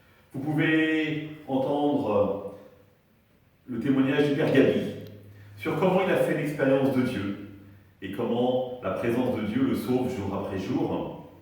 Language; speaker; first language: French; native; French